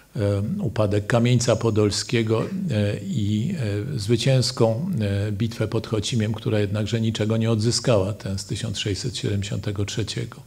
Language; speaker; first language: Polish; native; Polish